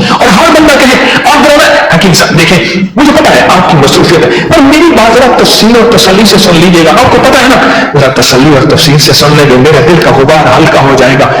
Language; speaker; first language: Urdu; non-native, local second language; Saraiki